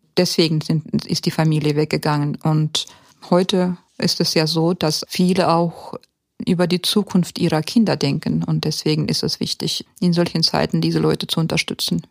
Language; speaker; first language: German; early bilingual, heritage; German